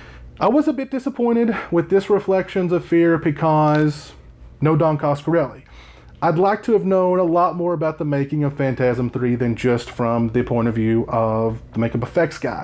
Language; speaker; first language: English; native; English